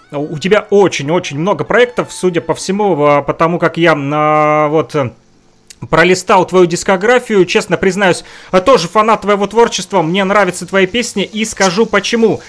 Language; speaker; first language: Russian; native; Russian